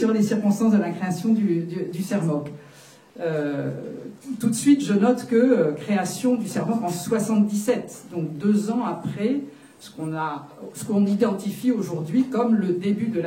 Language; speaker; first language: French; native; French